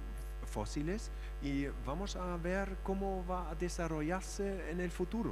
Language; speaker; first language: Spanish; non-native, fluent; German